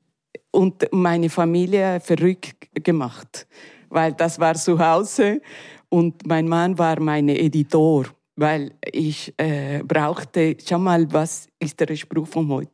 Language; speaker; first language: German; non-native, learner; Spanish